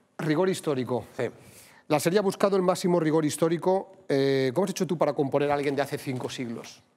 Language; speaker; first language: Spanish; native; Spanish